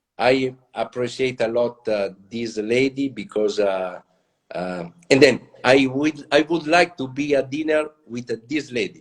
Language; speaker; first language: English; non-native, learner; Italian